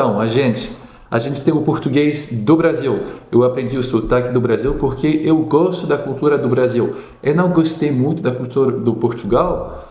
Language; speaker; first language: Portuguese; non-native, fluent; French